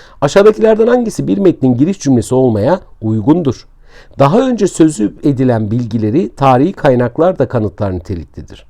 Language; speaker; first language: Turkish; native; Turkish